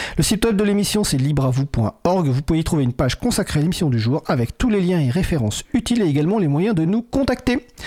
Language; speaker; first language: French; native; French